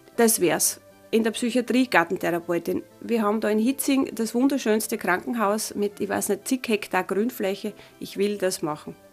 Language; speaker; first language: German; native; German